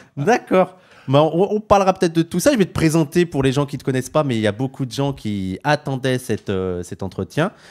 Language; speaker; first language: French; native; French